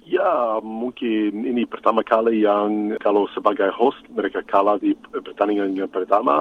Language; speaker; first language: Indonesian; non-native, fluent; English